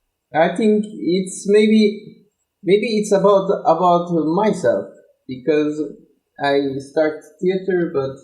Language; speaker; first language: English; non-native, learner; Turkish